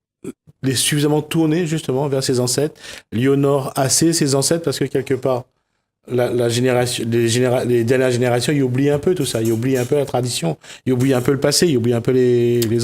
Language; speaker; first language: French; non-native, local second language; Réunion Creole French